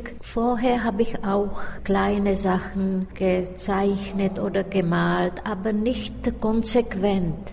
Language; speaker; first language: German; non-native, fluent; Czech